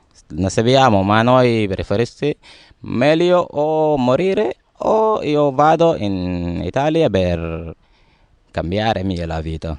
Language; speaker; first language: Italian; non-native, learner; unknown